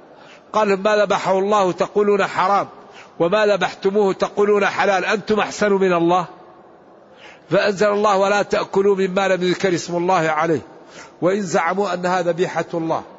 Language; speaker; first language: Arabic; native; Arabic